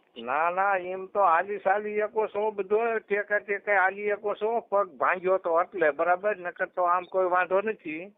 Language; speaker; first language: Gujarati; native; Gujarati